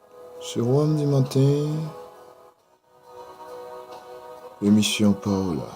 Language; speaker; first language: French; non-native, local second language; Haitian Creole